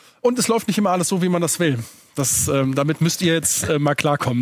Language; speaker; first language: German; native; German